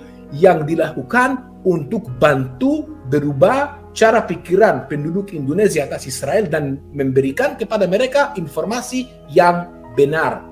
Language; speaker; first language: Indonesian; non-native, fluent; Hebrew